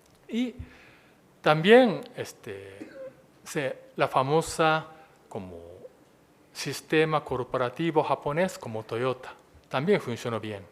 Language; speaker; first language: Spanish; non-native, fluent; Japanese